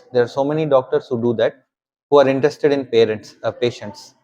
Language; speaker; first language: English; non-native, local second language; Telugu